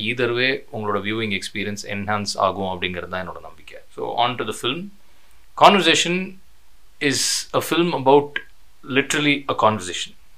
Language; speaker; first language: Tamil; native; Tamil